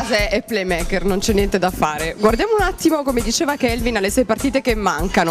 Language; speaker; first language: Italian; native; Italian